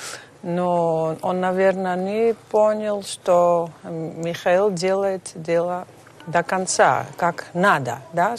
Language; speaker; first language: Russian; non-native, fluent; Dutch